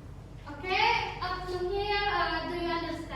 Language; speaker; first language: English; non-native, learner; Indonesian